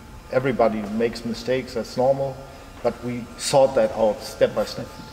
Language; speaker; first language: English; non-native, fluent; German